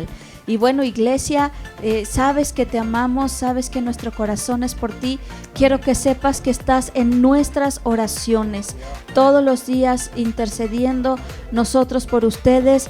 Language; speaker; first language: Spanish; native; Spanish